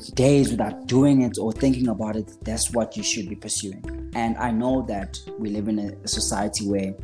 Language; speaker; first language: English; non-native, local second language; Zulu